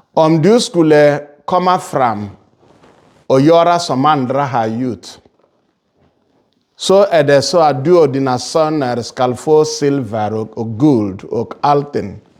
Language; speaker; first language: Swedish; non-native, fluent; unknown